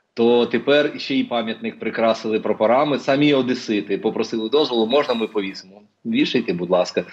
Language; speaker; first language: Ukrainian; non-native, local second language; Russian